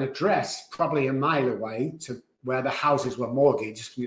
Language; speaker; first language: English; native; English